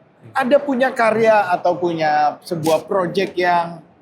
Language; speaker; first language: Indonesian; native; Indonesian